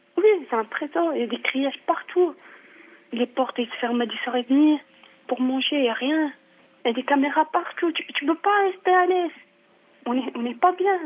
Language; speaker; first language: French; non-native, fluent; Arabic